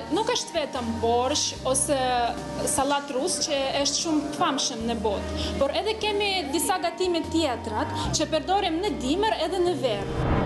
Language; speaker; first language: Albanian; non-native, learner; Russian